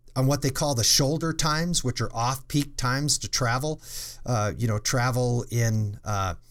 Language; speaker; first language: English; native; English